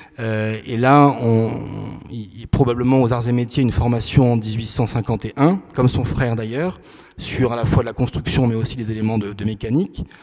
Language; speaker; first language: French; native; French